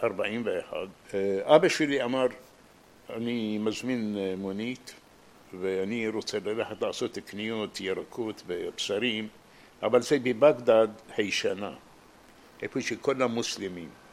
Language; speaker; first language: Hebrew; non-native, fluent; Arabic